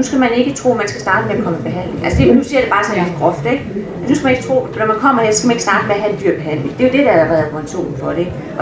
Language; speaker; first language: Danish; native; Danish